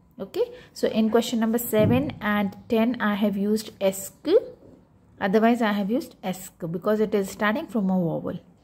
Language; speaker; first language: English; non-native, local second language; Hindi